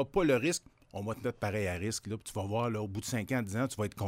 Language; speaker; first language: French; native; French